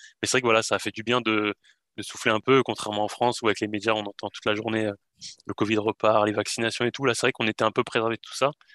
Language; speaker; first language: French; native; French